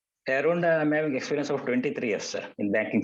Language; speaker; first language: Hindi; non-native, local second language; Kannada